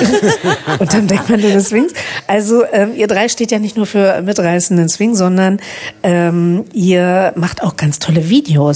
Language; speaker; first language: German; native; German